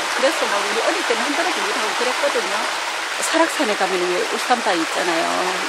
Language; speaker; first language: Korean; native; Korean